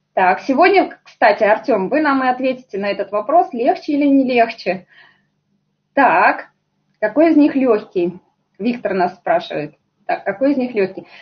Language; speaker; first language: Russian; native; Russian